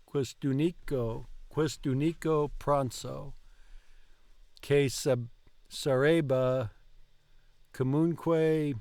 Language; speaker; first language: Italian; non-native, learner; English